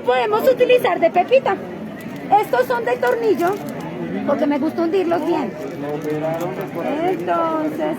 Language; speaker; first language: Spanish; native; Spanish